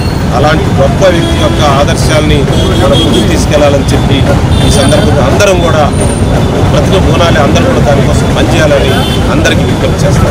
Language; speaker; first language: Telugu; native; Telugu